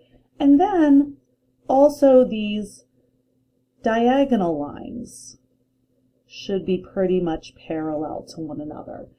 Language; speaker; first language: English; native; English